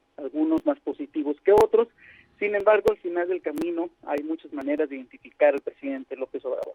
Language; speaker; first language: Spanish; native; Spanish